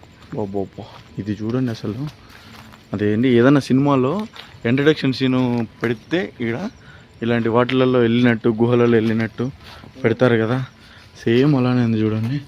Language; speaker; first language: Telugu; native; Telugu